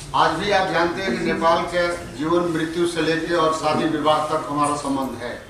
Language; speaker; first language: Hindi; native; Hindi